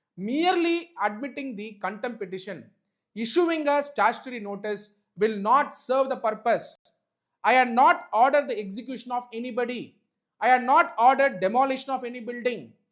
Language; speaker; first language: English; non-native, local second language; Tamil